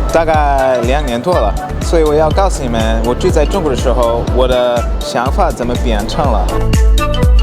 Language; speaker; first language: Chinese; non-native, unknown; English